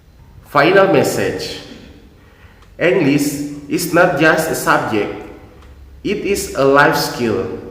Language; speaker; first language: English; non-native, fluent; Indonesian